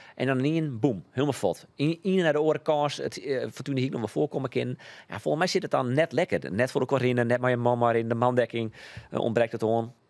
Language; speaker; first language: Dutch; native; Dutch